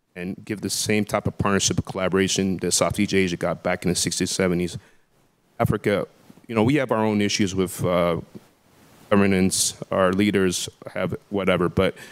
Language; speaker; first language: English; early bilingual, other home language; Akan